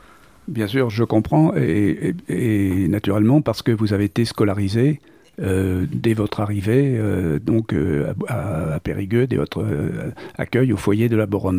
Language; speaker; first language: French; native; French